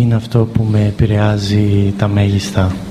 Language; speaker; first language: Greek; native; Greek